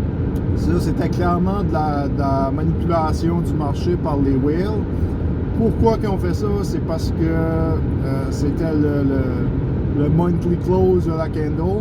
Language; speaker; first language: French; native; French